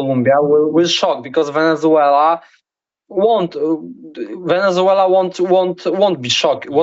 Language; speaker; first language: English; non-native, learner; Polish